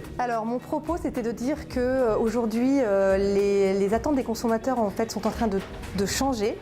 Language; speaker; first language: French; native; French